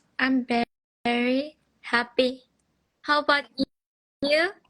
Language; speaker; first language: English; non-native, learner; Korean